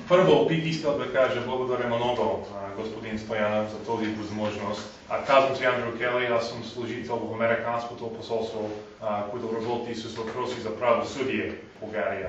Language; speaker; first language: Bulgarian; non-native, learner; English